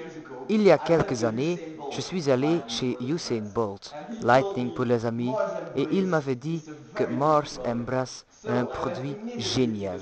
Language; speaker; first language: French; non-native, learner; Dutch